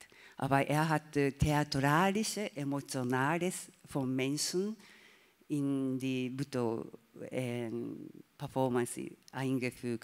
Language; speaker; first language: German; non-native, learner; Japanese